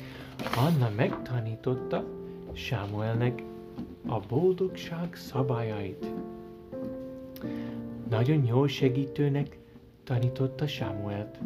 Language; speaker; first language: Hungarian; early bilingual, heritage; Hungarian